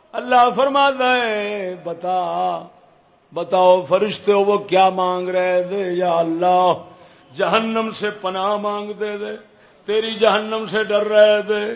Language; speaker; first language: Urdu; native; Urdu